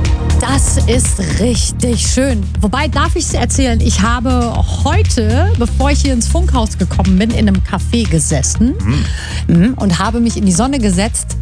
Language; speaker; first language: German; native; German